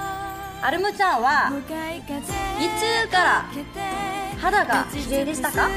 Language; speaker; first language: Japanese; non-native, learner; Korean